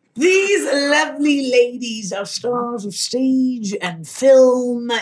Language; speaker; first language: English; native; English